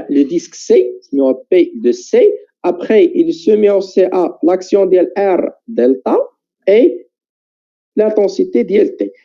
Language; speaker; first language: French; non-native, local second language; Arabic